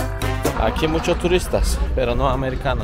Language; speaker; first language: Spanish; non-native, learner; Turkish